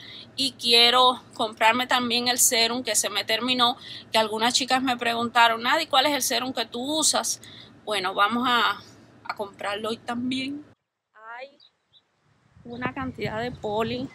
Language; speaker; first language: Spanish; native; Spanish